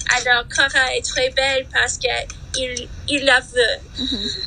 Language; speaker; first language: French; non-native, learner; English